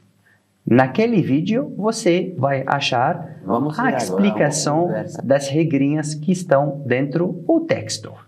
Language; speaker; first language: Portuguese; non-native, fluent; Arabic